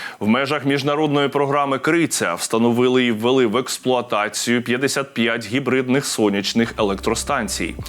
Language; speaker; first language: Ukrainian; native; Ukrainian